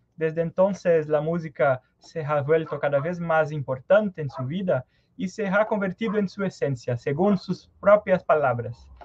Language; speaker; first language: Spanish; non-native, learner; Portuguese